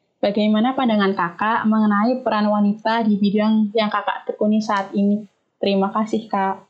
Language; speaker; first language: Indonesian; native; Indonesian